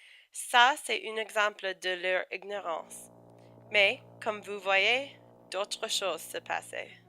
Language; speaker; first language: French; non-native, fluent; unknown